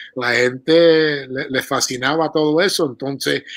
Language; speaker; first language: Spanish; early bilingual, heritage; Spanish